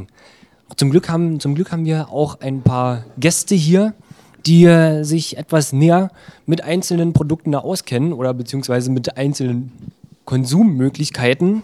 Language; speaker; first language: German; native; German